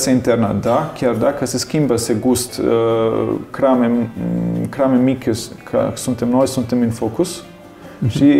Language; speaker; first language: Romanian; non-native, learner; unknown